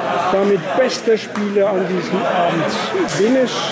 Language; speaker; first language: German; native; German